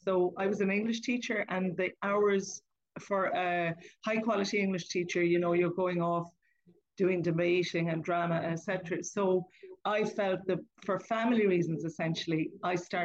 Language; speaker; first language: English; native; English